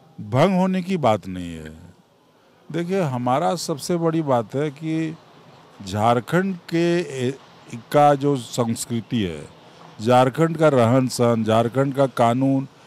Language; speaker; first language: Hindi; native; Hindi